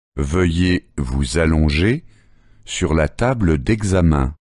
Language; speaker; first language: French; native; French